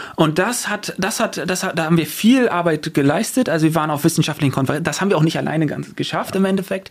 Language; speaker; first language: German; native; German